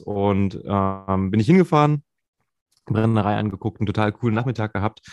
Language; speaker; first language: German; native; German